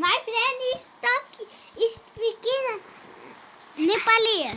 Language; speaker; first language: English; non-native, learner; Nepali